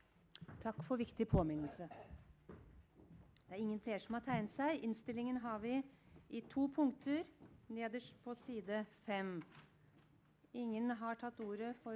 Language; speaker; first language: Norwegian; native; Norwegian